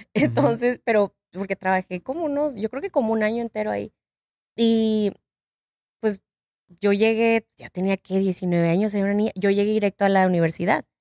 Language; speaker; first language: Spanish; native; Spanish